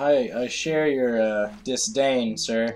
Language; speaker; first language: English; native; English